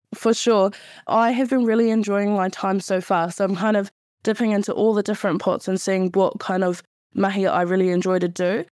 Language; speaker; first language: English; native; English